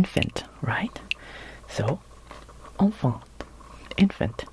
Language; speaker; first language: French; non-native, learner; Filipino